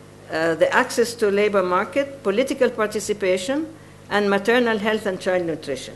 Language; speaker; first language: English; non-native, fluent; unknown